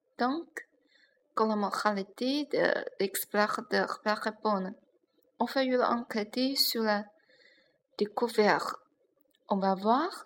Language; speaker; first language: French; non-native, learner; Chinese